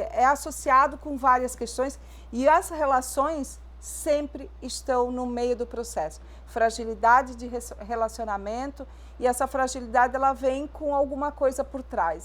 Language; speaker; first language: Portuguese; native; Portuguese